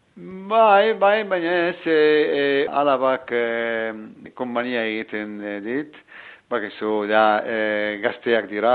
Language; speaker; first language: Basque; non-native, learner; Arabic